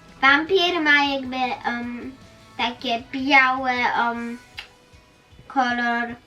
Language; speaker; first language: Polish; early bilingual, heritage; Polish